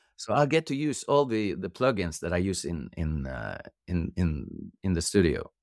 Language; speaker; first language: English; non-native, fluent; Norwegian